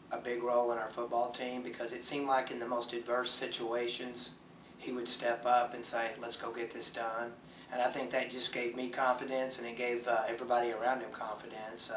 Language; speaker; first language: English; native; English